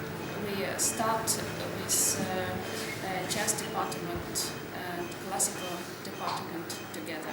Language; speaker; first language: English; non-native, learner; Estonian